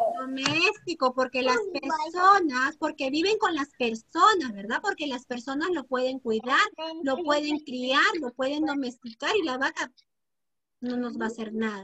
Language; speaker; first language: Spanish; native; Spanish